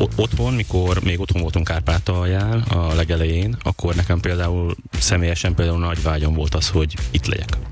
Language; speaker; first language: Hungarian; native; Hungarian